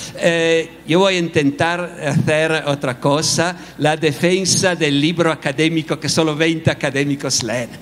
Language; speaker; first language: Spanish; non-native, fluent; Italian